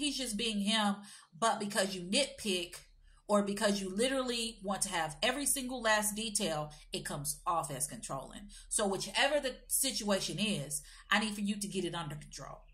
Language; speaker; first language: English; native; English